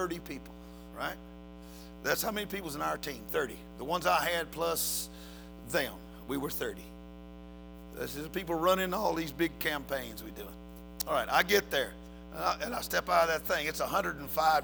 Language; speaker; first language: English; native; English